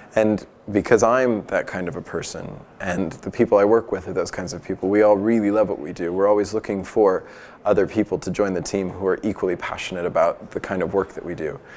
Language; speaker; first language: English; native; English